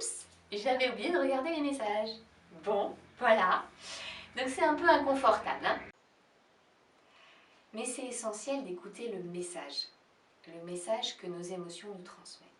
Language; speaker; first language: French; native; French